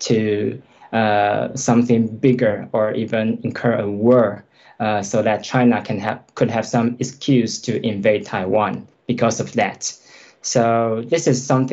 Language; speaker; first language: English; non-native, fluent; Chinese